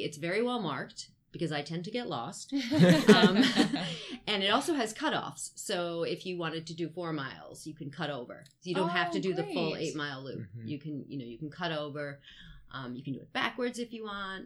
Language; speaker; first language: English; native; English